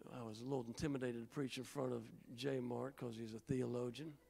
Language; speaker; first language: English; native; English